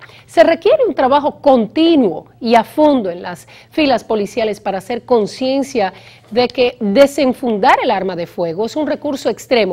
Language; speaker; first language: Spanish; native; Spanish